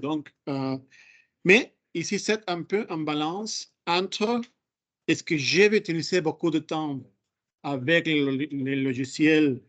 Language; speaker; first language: French; non-native, fluent; Spanish